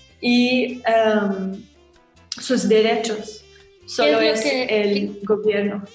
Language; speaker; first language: Spanish; non-native, learner; Arabic